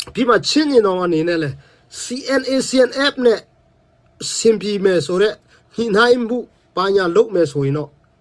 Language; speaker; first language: Burmese; non-native, local second language; Tedim Chin